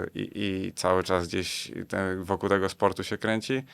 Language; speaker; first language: Polish; native; Polish